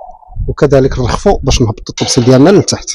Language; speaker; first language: Arabic; native; Arabic